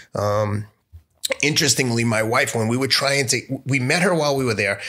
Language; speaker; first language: English; native; English